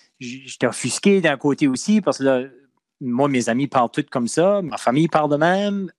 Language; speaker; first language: French; non-native, local second language; English